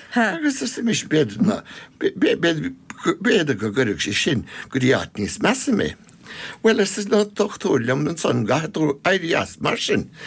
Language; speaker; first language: Irish; non-native, local second language; English